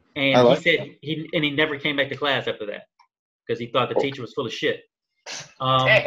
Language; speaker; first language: English; native; English